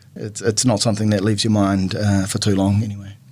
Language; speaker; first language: English; native; English